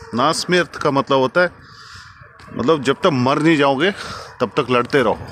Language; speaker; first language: Hindi; non-native, fluent; Russian